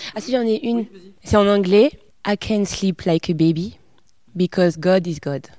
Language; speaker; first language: French; native; French